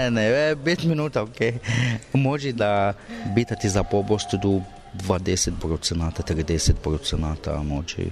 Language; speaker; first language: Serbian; non-native, learner; Arabic